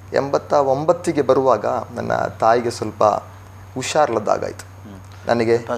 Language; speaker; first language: Kannada; native; Kannada